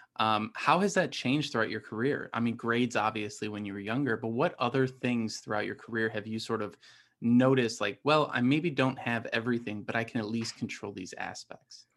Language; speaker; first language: English; native; English